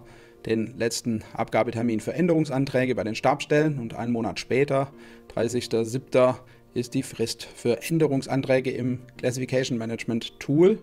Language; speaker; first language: German; native; German